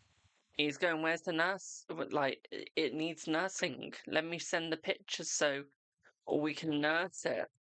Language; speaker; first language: English; native; English